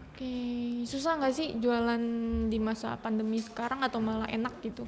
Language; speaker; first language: Indonesian; native; Indonesian